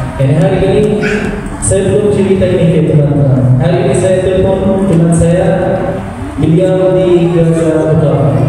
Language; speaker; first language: Indonesian; non-native, fluent; Arabic